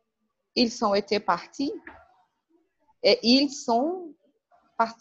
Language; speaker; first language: French; non-native, learner; Portuguese